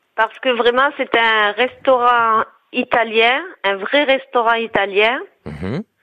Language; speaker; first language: French; native; French